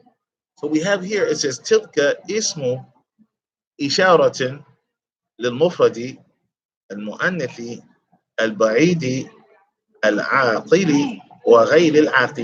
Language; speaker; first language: Arabic; non-native, fluent; English